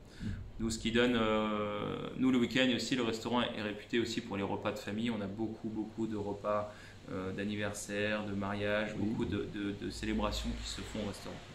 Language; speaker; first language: French; native; French